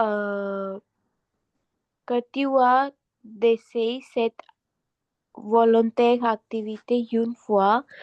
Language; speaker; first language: French; non-native, learner; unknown